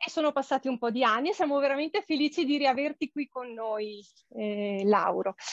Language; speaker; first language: Italian; native; Italian